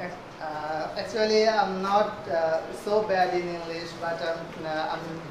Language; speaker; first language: English; non-native, learner; Bangla